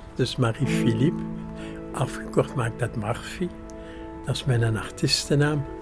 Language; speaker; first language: Dutch; native; Dutch